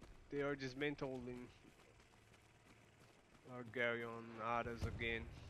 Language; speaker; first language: English; non-native, fluent; Portuguese